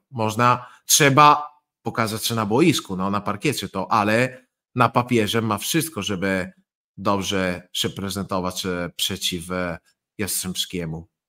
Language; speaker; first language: Polish; non-native, fluent; Italian